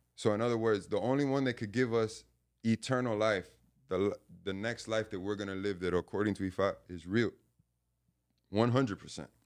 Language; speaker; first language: English; native; English